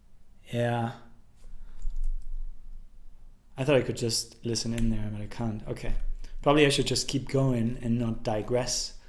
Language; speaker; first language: English; non-native, fluent; German